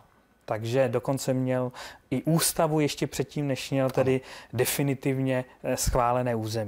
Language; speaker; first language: Czech; native; Czech